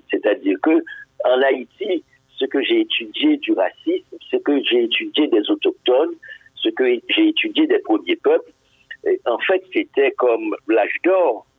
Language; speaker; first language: French; non-native, local second language; Haitian Creole